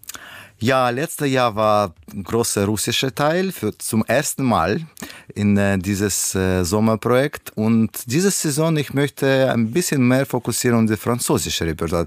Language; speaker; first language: German; non-native, learner; Russian